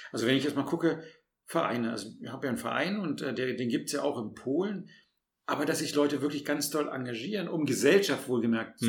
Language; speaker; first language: German; native; German